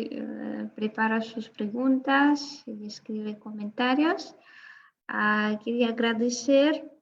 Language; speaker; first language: Spanish; non-native, fluent; Russian